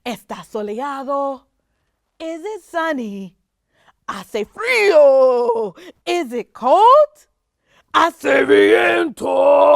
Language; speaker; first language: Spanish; non-native, fluent; English